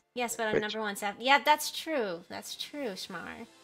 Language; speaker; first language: English; native; English